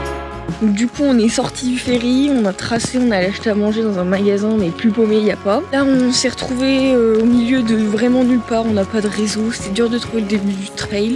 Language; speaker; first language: French; native; French